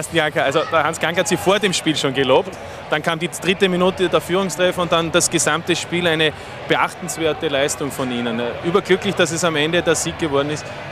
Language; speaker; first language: German; native; German